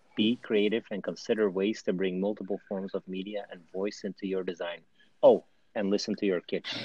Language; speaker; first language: English; non-native, fluent; Dutch